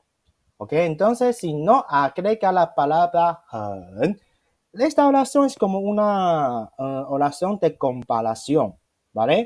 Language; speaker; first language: Spanish; non-native, fluent; Chinese